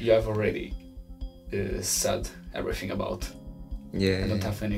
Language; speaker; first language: English; non-native, fluent; Italian